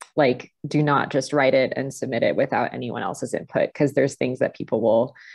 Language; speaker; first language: English; native; English